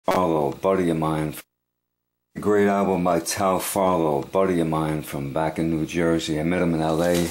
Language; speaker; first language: English; native; English